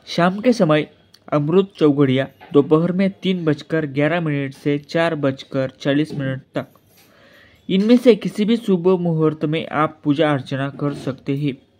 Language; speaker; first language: Hindi; non-native, local second language; Marathi